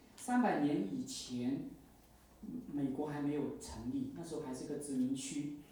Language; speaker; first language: Chinese; native; Chinese